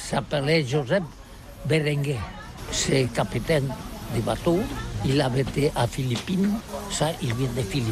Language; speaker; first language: French; non-native, local second language; Catalan